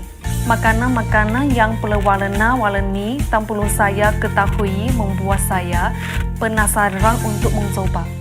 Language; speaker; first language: Indonesian; non-native, learner; Chinese